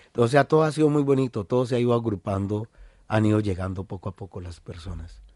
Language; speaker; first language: Spanish; native; Spanish